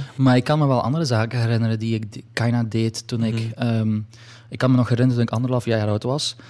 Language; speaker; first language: Dutch; early bilingual, other home language; Polish